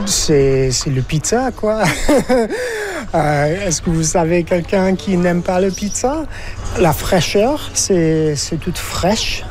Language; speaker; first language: French; non-native, learner; English